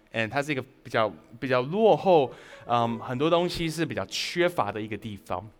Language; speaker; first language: Chinese; early bilingual, heritage; Chinese